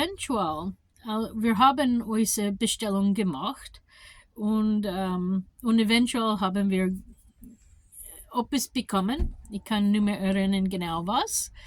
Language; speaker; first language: German; non-native, learner; English